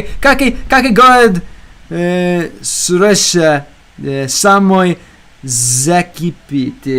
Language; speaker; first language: Russian; non-native, learner; English